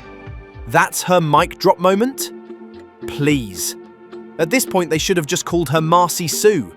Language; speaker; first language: English; native; English